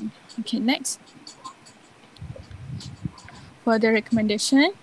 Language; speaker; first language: English; non-native, local second language; Malay